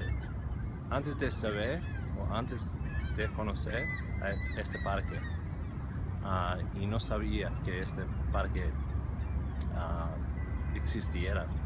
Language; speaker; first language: Spanish; non-native, fluent; English